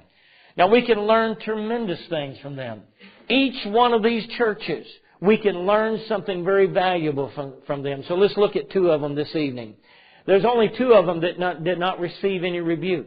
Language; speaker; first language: English; native; English